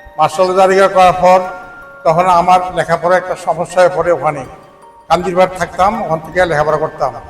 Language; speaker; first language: Bangla; native; Bangla